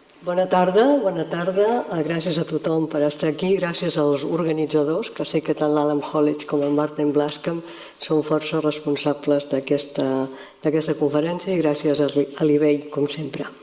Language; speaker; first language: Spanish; non-native, local second language; Catalan